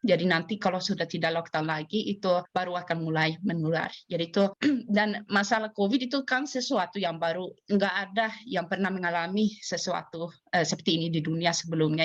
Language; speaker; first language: Indonesian; non-native, fluent; Swedish